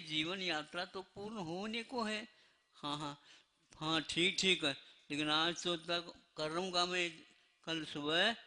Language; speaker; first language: Hindi; non-native, local second language; Kannada